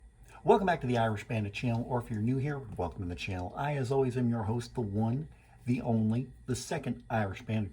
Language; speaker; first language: English; native; English